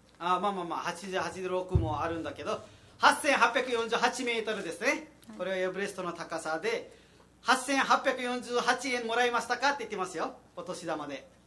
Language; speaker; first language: Japanese; non-native, fluent; Nepali